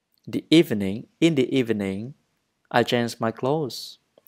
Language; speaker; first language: English; non-native, learner; Vietnamese